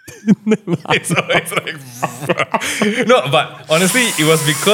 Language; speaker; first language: English; non-native, local second language; Min Nan Chinese